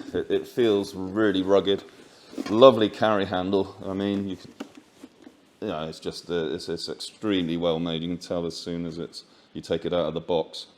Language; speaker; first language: English; native; English